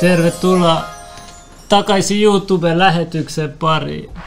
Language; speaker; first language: Finnish; native; Finnish